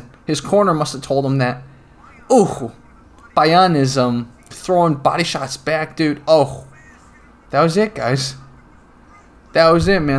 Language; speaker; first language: English; native; English